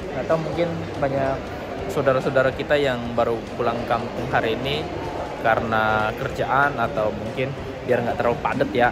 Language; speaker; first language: Indonesian; native; Indonesian